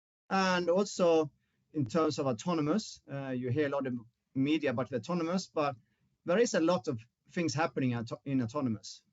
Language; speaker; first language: English; non-native, fluent; Swedish